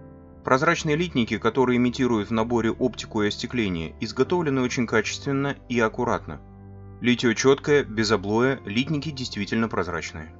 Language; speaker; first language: Russian; native; Russian